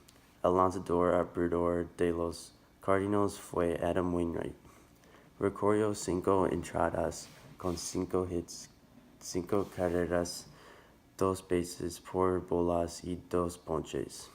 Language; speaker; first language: Spanish; non-native, learner; English